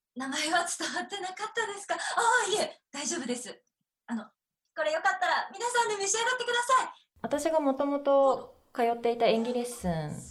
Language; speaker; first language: Japanese; native; Japanese